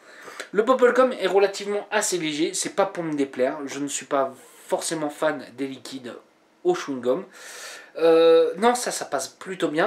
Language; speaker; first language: French; native; French